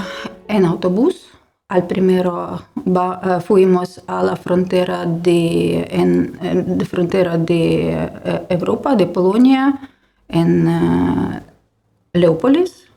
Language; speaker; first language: Spanish; non-native, learner; Ukrainian